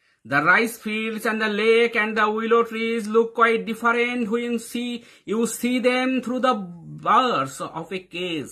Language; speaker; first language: English; non-native, local second language; Bangla